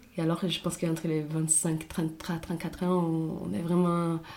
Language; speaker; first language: French; non-native, fluent; Portuguese